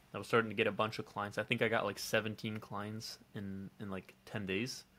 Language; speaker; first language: English; non-native, fluent; Dutch